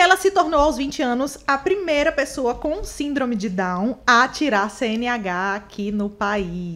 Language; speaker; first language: Portuguese; native; Portuguese